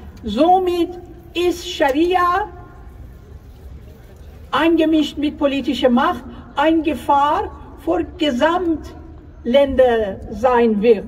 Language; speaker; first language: German; non-native, fluent; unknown